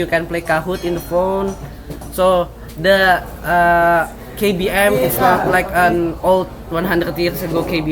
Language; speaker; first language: English; non-native, learner; Indonesian